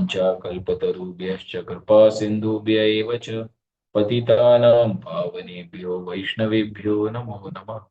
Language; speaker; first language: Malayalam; early bilingual, heritage; Malayalam